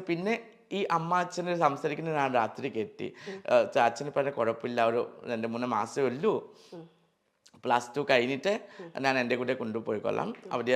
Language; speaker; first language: Malayalam; non-native, learner; Assamese